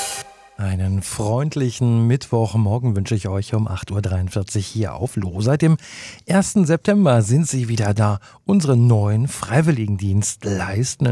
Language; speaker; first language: German; native; German